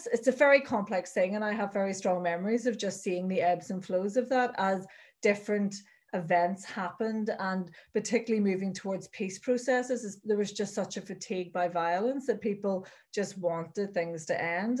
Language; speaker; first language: English; native; English